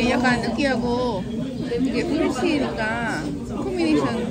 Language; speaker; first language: Korean; non-native, learner; Italian